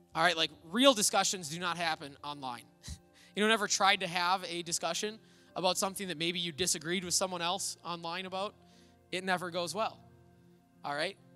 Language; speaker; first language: English; native; English